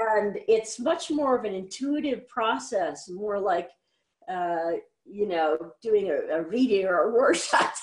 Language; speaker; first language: English; native; English